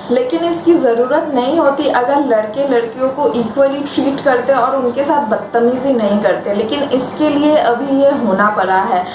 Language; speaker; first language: Hindi; non-native, local second language; Bangla